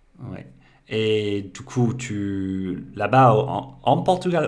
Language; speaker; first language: French; non-native, fluent; English